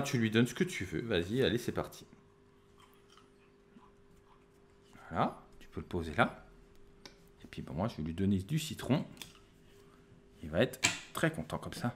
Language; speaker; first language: French; native; French